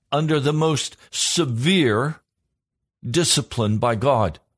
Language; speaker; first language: English; native; English